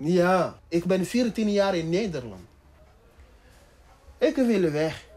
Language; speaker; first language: Dutch; non-native, learner; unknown